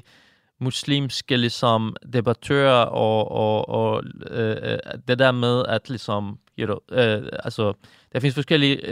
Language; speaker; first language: Danish; non-native, fluent; Persian